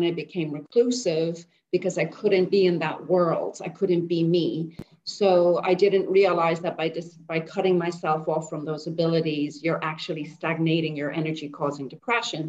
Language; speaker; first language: English; native; English